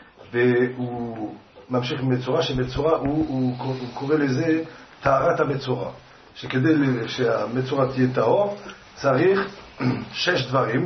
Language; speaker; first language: Hebrew; non-native, fluent; French